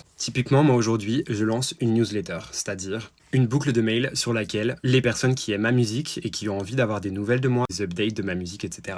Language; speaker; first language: French; native; French